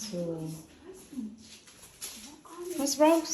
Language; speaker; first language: German; non-native, learner; Filipino